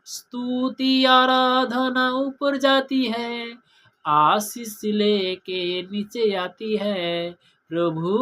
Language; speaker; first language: Hindi; non-native, local second language; Bangla